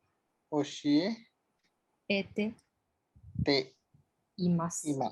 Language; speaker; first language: Japanese; non-native, learner; English